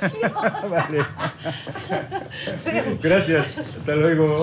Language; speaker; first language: Spanish; non-native, learner; Korean